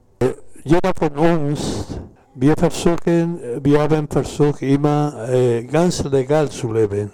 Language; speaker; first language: German; non-native, learner; Spanish